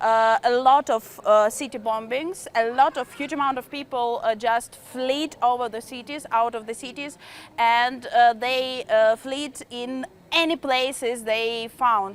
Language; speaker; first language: English; non-native, fluent; Ukrainian